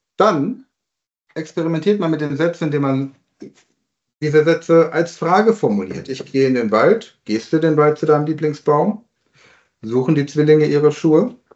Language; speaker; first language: German; native; German